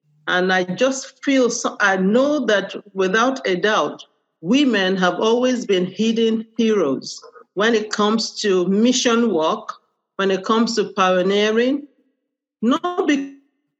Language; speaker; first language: English; non-native, local second language; Yoruba